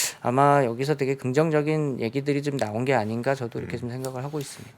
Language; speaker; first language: Korean; native; Korean